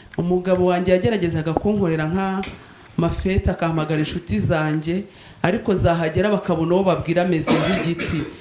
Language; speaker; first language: Kinyarwanda; native; Kinyarwanda